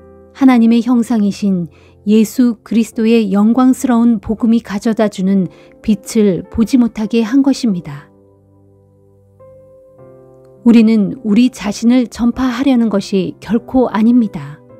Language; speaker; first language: Korean; native; Korean